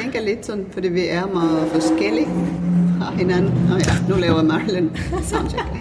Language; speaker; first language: Danish; non-native, fluent; Finnish